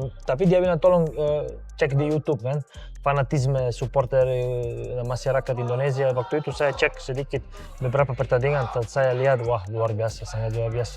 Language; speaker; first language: Indonesian; non-native, fluent; Serbian